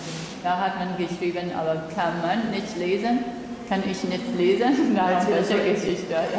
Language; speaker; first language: German; non-native, learner; Burmese